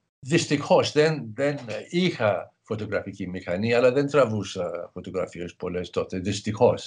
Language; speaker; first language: Greek; non-native, fluent; English